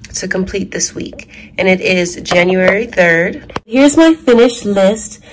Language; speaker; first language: English; native; English